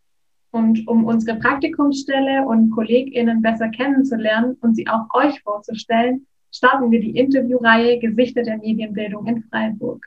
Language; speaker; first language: German; native; German